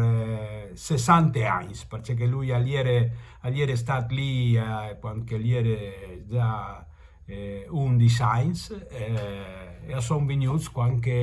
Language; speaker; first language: Italian; early bilingual, heritage; Spanish